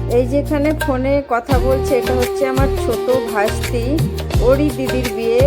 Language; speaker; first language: Bangla; non-native, local second language; Hindi